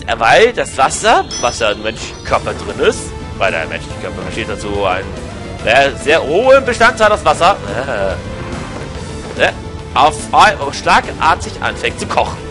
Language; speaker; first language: German; native; German